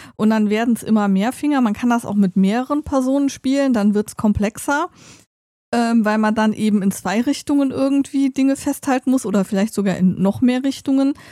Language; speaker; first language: German; native; German